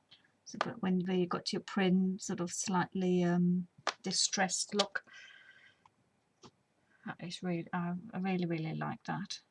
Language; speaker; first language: English; native; English